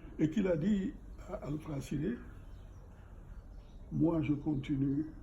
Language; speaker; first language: French; non-native, local second language; Fula